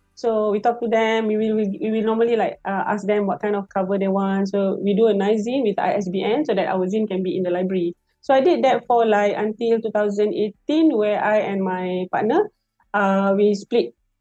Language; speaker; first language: English; non-native, local second language; Malay